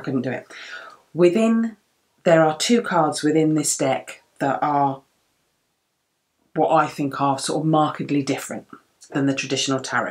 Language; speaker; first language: English; native; English